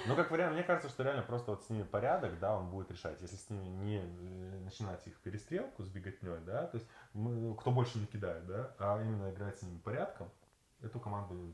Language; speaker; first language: Russian; native; Russian